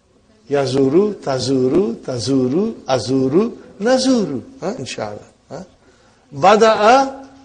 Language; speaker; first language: Arabic; non-native, fluent; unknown